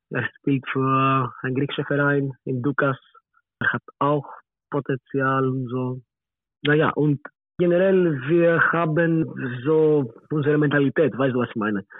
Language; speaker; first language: German; non-native, learner; Greek